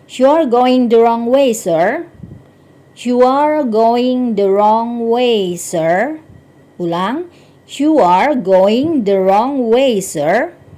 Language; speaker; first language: English; non-native, fluent; Indonesian